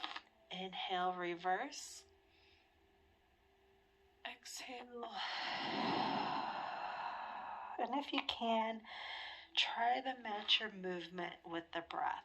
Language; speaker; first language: English; native; English